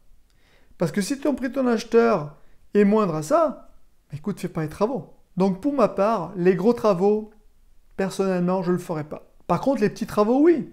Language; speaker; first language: French; native; French